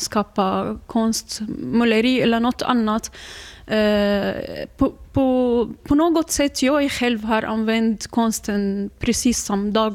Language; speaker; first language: Swedish; non-native, learner; Arabic